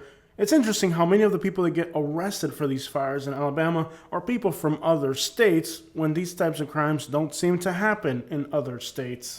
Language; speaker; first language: English; native; English